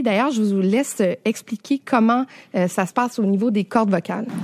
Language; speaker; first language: French; native; French